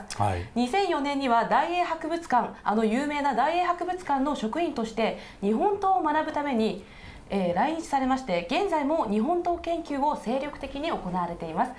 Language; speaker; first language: Japanese; native; Japanese